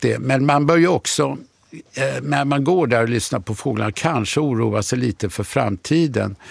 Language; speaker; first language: Swedish; native; Swedish